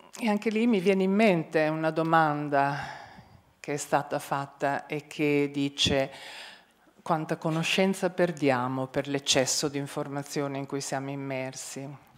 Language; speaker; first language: Italian; native; Italian